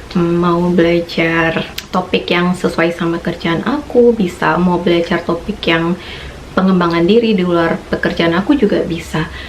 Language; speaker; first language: Indonesian; native; Indonesian